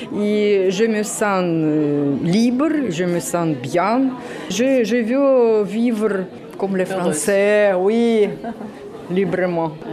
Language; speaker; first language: French; non-native, learner; Russian